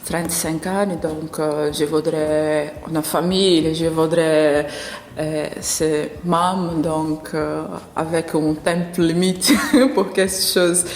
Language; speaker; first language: French; non-native, learner; Portuguese